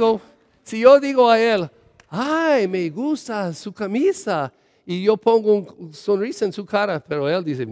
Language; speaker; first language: Spanish; early bilingual, heritage; English